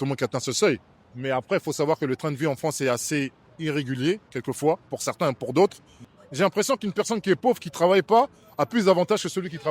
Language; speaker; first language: French; native; French